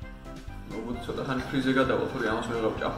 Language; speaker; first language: Georgian; native; Georgian